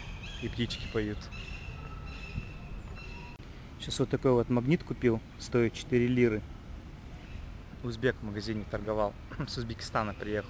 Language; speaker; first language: Russian; native; Russian